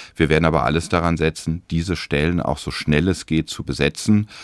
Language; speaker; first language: German; native; German